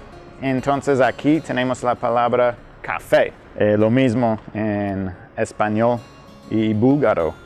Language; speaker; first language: Spanish; non-native, fluent; English